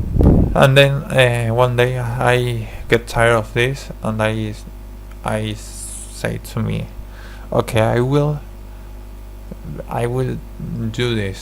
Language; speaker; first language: English; non-native, learner; Spanish